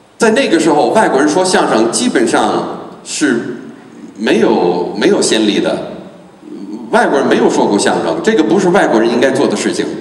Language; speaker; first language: Chinese; non-native, fluent; English